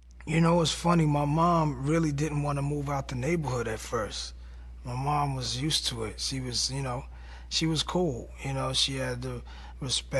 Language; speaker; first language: English; native; English